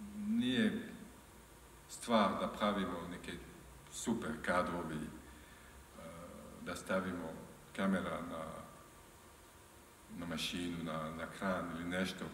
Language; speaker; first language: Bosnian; non-native, learner; French